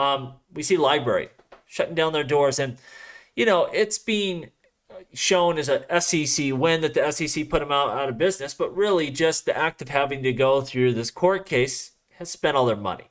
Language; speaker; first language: English; native; English